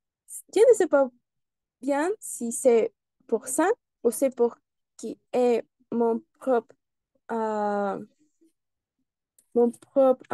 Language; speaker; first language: French; non-native, learner; Spanish